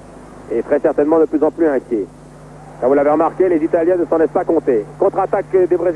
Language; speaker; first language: French; native; French